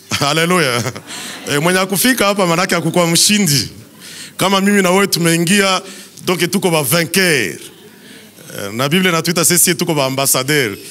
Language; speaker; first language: Swahili; native; Swahili